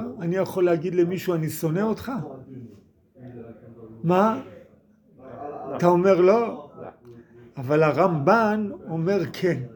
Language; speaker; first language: Hebrew; non-native, fluent; English